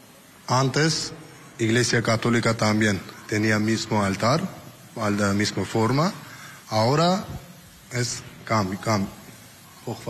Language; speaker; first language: Spanish; non-native, learner; Armenian